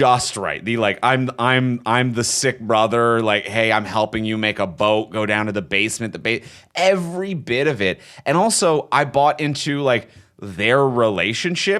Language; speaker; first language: English; native; English